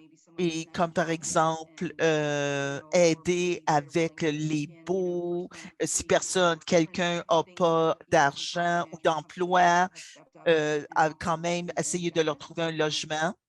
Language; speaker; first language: French; non-native, fluent; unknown